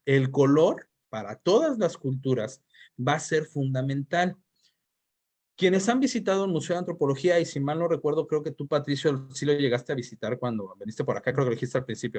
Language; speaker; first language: Spanish; native; Spanish